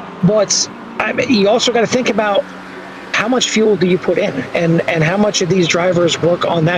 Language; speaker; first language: English; native; English